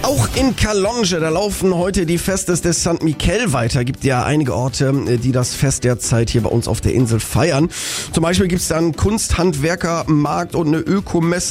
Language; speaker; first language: German; native; German